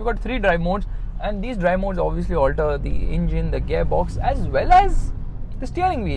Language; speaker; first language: English; non-native, local second language; Hindi